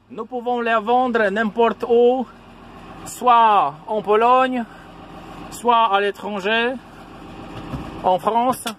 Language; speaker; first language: French; non-native, fluent; Polish